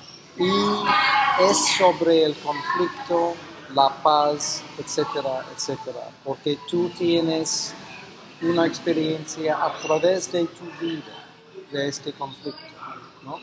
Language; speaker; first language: Spanish; non-native, fluent; English